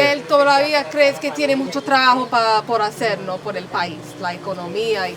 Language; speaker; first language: Spanish; non-native, fluent; English